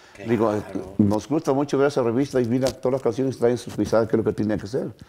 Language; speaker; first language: Spanish; native; Spanish